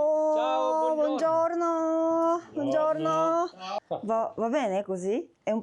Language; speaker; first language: Italian; non-native, learner; Korean